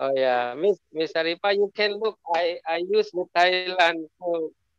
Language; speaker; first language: English; non-native, learner; Indonesian